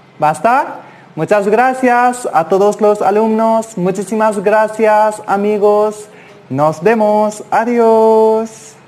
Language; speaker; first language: Spanish; non-native, fluent; Hindi